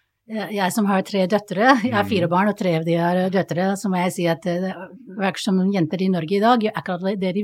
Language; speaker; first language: Norwegian; non-native, fluent; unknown